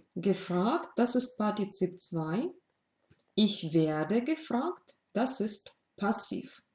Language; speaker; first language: German; non-native, fluent; Russian